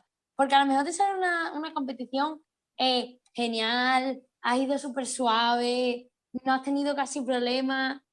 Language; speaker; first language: Spanish; native; Spanish